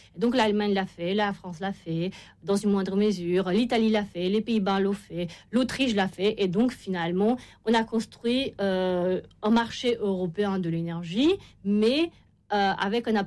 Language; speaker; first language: French; non-native, fluent; Romanian